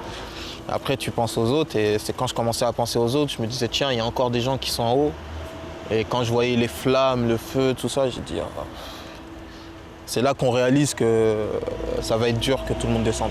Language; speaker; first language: French; early bilingual, other home language; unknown